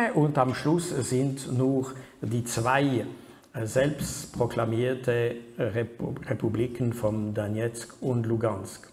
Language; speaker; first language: German; non-native, fluent; French